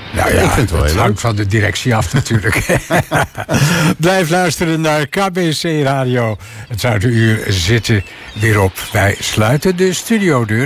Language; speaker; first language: Dutch; native; Dutch